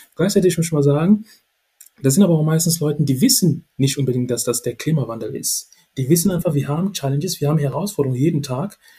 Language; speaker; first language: German; non-native, fluent; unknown